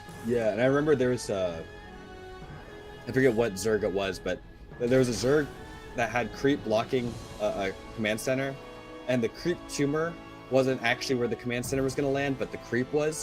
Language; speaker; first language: English; native; English